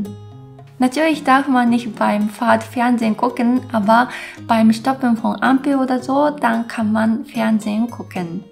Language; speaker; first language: German; non-native, fluent; Japanese